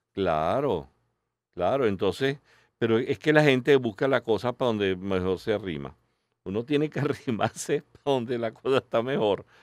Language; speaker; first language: Spanish; native; Spanish